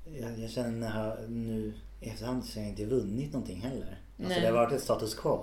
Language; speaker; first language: Swedish; native; Swedish